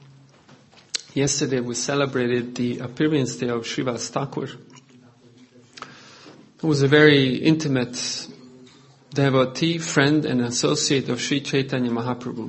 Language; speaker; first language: English; non-native, fluent; Croatian